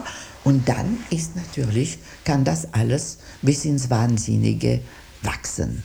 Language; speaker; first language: German; non-native, local second language; French